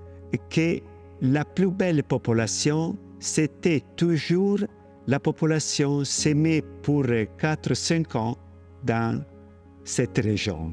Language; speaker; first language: French; non-native, learner; Italian